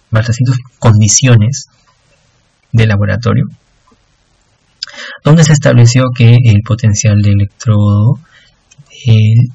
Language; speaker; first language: Spanish; native; Spanish